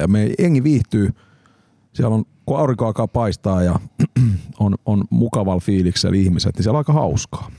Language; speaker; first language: Finnish; native; Finnish